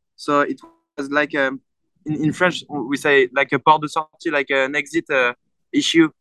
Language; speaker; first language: English; non-native, fluent; French